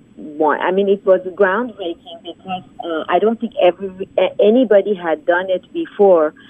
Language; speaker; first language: English; non-native, fluent; Persian